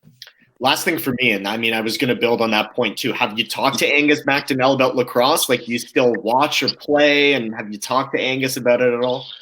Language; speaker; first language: English; native; English